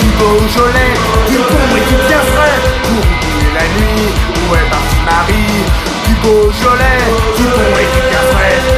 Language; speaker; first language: French; native; French